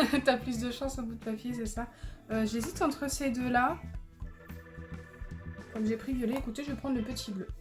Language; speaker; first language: French; native; French